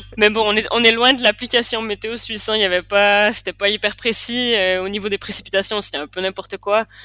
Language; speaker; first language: French; native; French